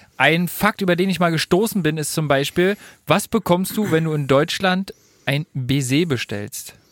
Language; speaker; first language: German; native; German